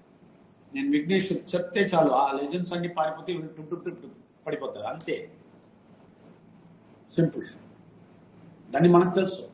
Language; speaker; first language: Telugu; non-native, fluent; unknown